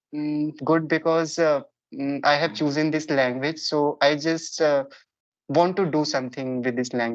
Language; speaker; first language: English; non-native, local second language; Hindi